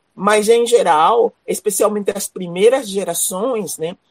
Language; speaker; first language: Portuguese; non-native, fluent; Spanish